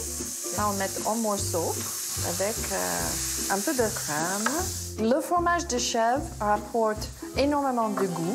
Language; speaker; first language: French; non-native, fluent; English